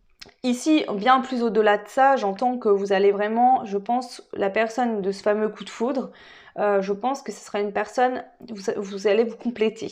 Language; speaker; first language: French; native; French